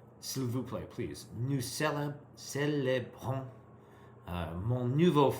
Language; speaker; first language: French; non-native, learner; English